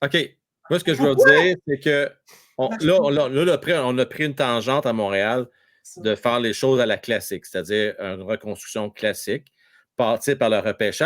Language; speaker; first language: French; native; French